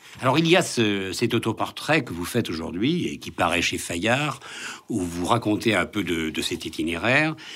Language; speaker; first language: French; native; French